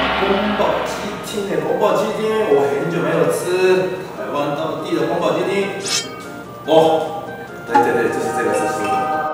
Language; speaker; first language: Chinese; non-native, fluent; Japanese